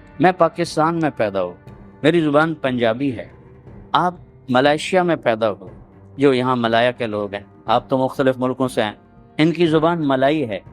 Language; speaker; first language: Urdu; non-native, local second language; Punjabi